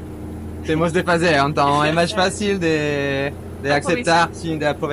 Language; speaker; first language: Portuguese; non-native, learner; French